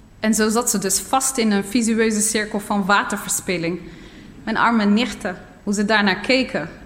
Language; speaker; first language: Dutch; early bilingual, other home language; Berber languages